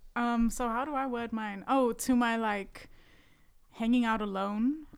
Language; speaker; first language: English; native; English